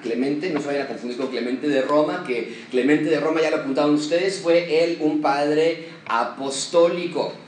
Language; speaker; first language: Spanish; native; Spanish